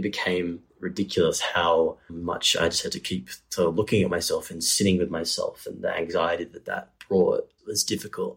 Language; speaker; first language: English; native; English